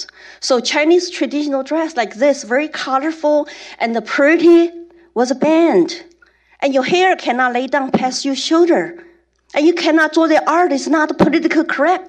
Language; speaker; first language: English; non-native, fluent; Chinese